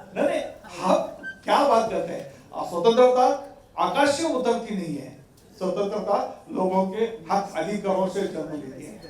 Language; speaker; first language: Hindi; non-native, local second language; Marathi